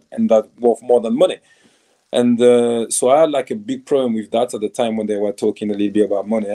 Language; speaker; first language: English; non-native, fluent; French